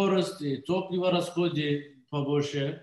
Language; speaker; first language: Russian; non-native, learner; Turkish